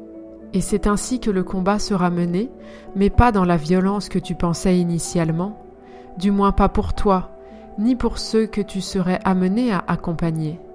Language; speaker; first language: French; native; French